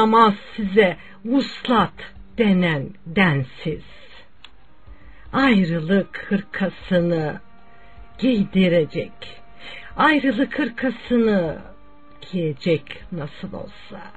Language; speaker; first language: Turkish; native; Turkish